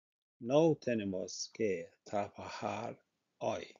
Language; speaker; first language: Spanish; non-native, learner; Icelandic